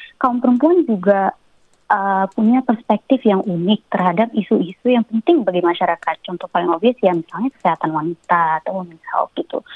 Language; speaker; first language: Indonesian; native; Indonesian